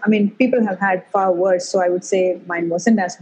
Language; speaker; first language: English; non-native, local second language; Tamil